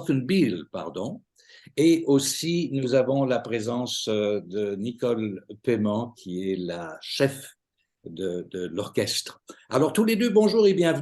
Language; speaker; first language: French; native; French